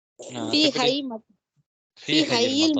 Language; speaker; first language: Arabic; non-native, learner; Tamil